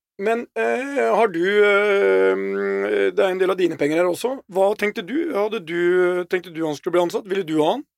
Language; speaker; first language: Norwegian; native; Norwegian